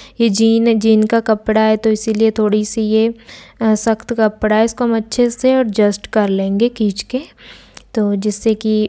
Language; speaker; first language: Hindi; non-native, local second language; Punjabi